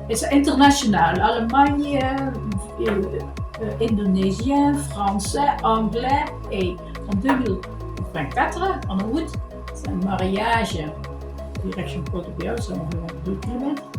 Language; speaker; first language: French; non-native, learner; Dutch